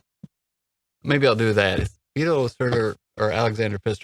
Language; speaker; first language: English; native; English